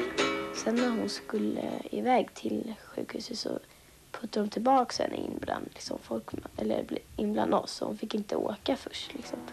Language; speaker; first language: Swedish; native; Swedish